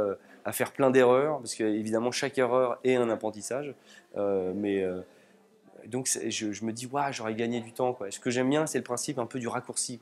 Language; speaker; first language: French; native; French